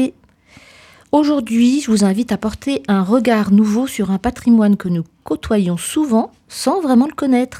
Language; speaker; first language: French; native; French